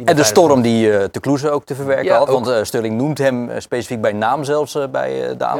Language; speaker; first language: Dutch; native; Dutch